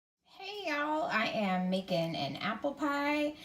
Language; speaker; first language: English; native; English